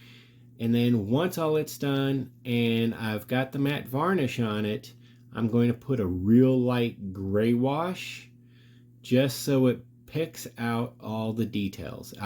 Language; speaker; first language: English; native; English